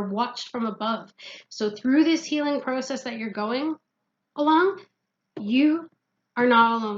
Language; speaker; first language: English; native; English